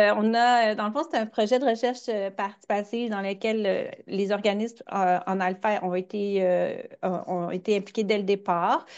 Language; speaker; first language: French; native; French